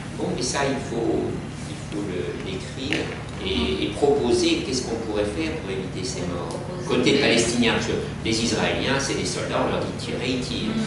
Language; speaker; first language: French; native; French